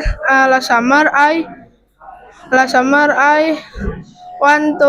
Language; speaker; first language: English; non-native, learner; Indonesian